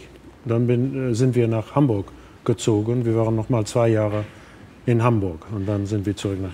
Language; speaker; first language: German; non-native, fluent; English